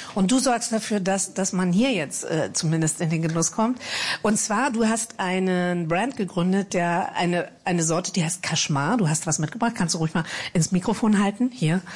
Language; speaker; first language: German; native; German